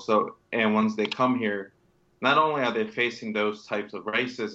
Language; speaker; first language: English; native; English